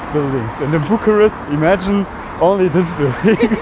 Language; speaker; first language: English; non-native, fluent; German